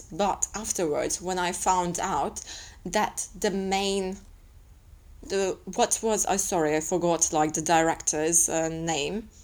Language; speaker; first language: English; non-native, fluent; Latvian